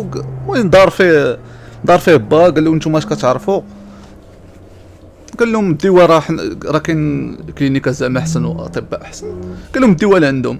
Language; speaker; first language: Arabic; native; Arabic